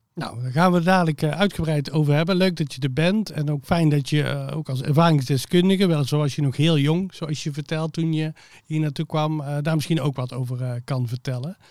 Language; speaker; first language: Dutch; native; Dutch